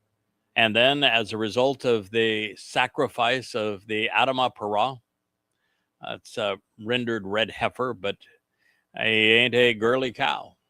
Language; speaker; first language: English; native; English